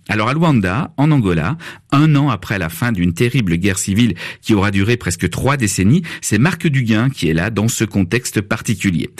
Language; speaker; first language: French; native; French